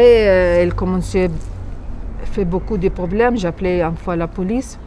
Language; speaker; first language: French; non-native, local second language; Arabic